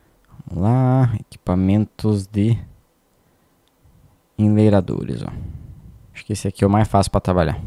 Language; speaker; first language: Portuguese; native; Portuguese